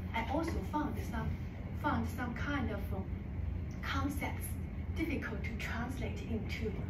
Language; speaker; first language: English; non-native, learner; Chinese